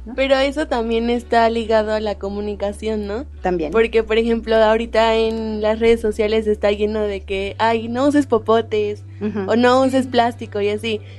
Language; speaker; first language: Spanish; native; Spanish